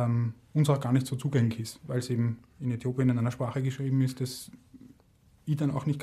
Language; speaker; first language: German; native; German